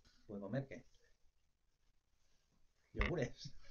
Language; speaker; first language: Spanish; native; Spanish